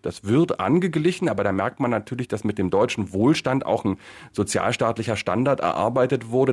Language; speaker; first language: German; native; German